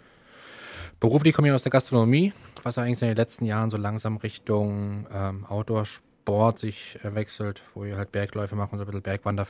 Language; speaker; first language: German; native; German